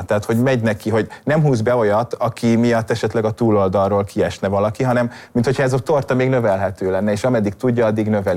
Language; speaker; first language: Hungarian; native; Hungarian